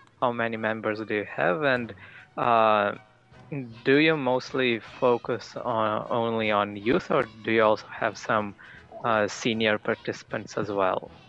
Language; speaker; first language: English; non-native, fluent; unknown